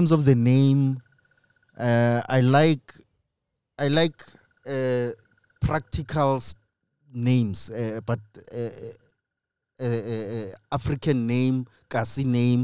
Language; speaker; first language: English; non-native, local second language; Tswana